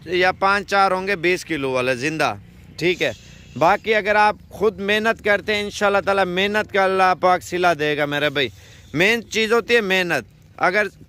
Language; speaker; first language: Urdu; non-native, local second language; Punjabi